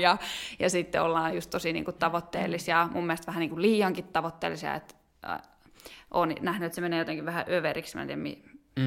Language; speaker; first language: Finnish; native; Finnish